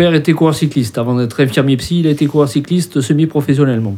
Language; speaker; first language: French; native; French